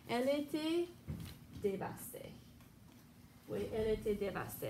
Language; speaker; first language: French; non-native, fluent; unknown